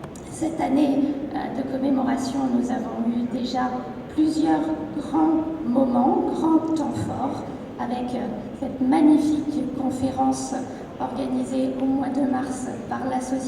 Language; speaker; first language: French; native; French